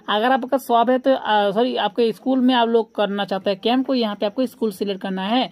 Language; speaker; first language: Hindi; non-native, local second language; Bangla